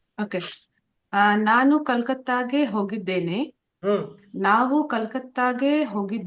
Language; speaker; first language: Kannada; non-native, learner; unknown